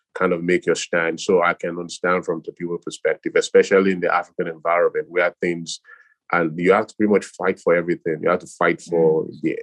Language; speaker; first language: English; non-native, local second language; Yoruba